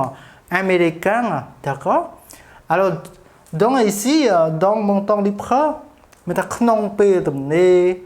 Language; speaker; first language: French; non-native, fluent; Khmer